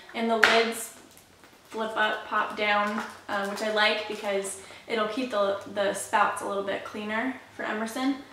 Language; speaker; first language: English; native; English